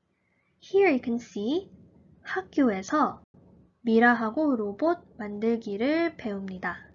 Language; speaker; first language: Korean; early bilingual, heritage; Korean